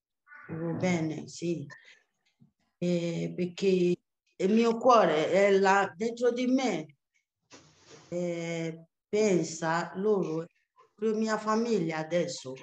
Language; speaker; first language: Italian; non-native, learner; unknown